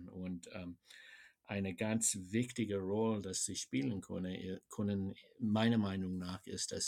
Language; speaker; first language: German; non-native, fluent; English